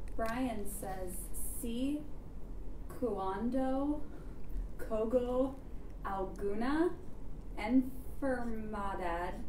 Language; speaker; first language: Spanish; non-native, fluent; English